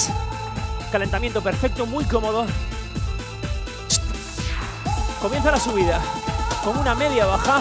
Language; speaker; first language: Spanish; native; Spanish